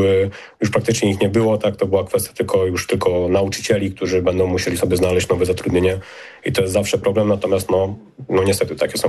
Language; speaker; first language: Polish; native; Polish